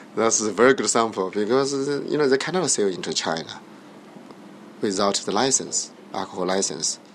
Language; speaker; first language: English; non-native, learner; Chinese